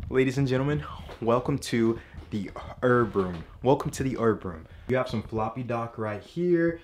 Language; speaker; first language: English; native; English